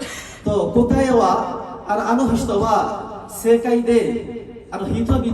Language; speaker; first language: Japanese; non-native, learner; Bangla